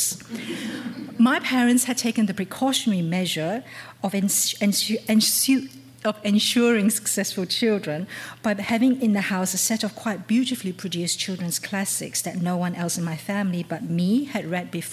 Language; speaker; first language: English; non-native, local second language; Cantonese